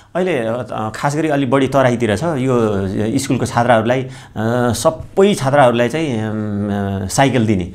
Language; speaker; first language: Nepali; native; Nepali